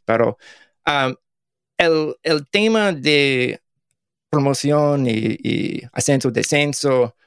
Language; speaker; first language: Spanish; non-native, learner; English